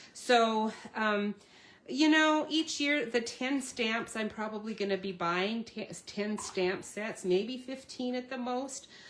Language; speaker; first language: English; native; English